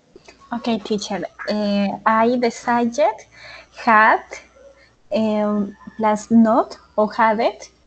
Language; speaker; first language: English; non-native, learner; Spanish